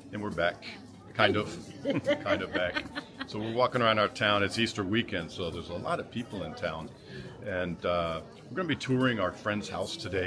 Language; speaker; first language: English; native; English